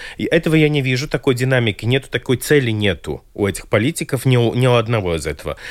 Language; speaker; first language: Russian; non-native, local second language; Latvian